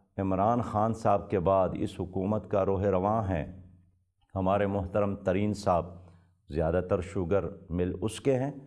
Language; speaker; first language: Urdu; non-native, local second language; Pashto